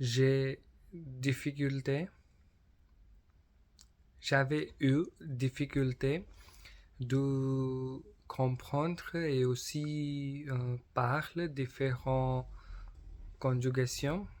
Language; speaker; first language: French; non-native, learner; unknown